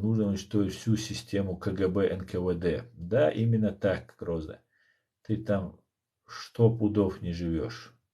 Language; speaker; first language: Russian; non-native, local second language; Chechen